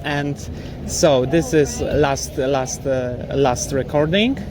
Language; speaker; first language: English; non-native, learner; Polish